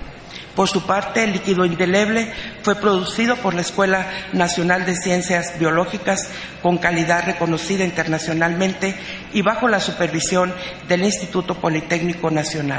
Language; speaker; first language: Spanish; native; Spanish